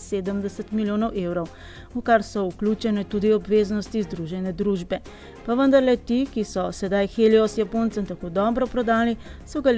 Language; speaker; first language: Slovenian; native; Slovenian